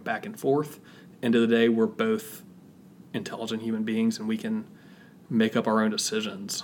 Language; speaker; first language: English; native; English